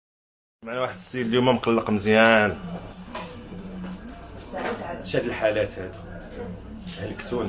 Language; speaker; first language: Arabic; native; Arabic